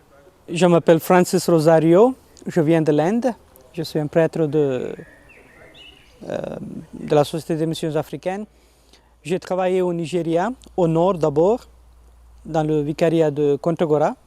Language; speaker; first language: French; non-native, fluent; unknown